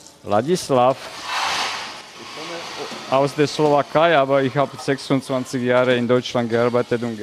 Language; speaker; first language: German; non-native, fluent; Slovak